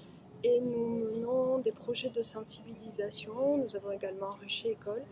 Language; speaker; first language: French; native; French